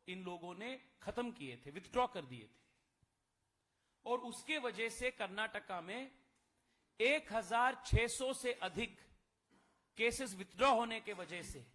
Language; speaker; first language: Hindi; non-native, local second language; Kannada